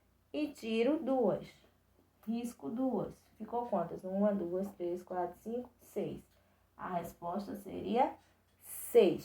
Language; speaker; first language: Portuguese; native; Portuguese